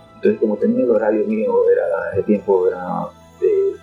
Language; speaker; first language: Spanish; native; Spanish